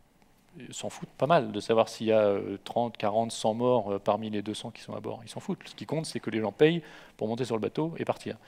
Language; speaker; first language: French; native; French